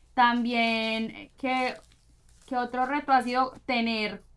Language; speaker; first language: Spanish; native; Spanish